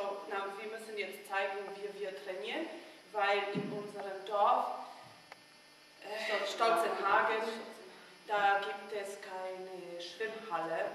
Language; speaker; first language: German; non-native, fluent; English